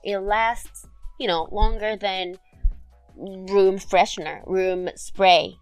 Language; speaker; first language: English; non-native, fluent; Japanese